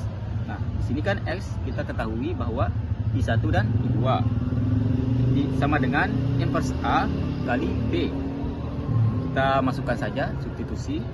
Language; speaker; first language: Indonesian; native; Indonesian